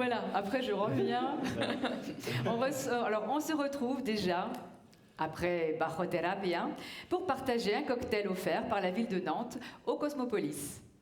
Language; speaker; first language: French; native; French